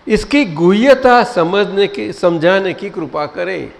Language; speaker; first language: Hindi; non-native, local second language; Gujarati